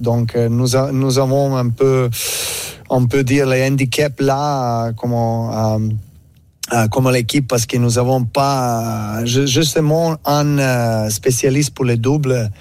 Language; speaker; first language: French; non-native, learner; Serbian